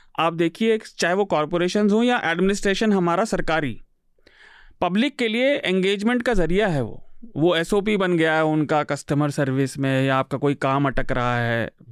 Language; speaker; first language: Hindi; native; Hindi